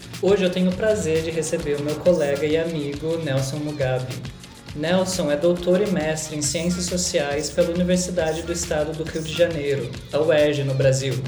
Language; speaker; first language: Portuguese; native; Portuguese